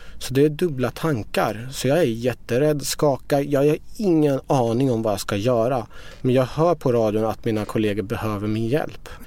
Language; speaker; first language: Swedish; early bilingual, other home language; Persian